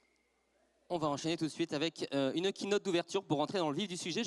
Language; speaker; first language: French; native; French